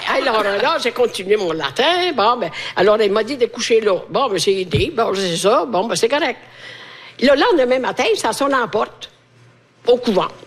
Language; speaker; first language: French; non-native, fluent; Italian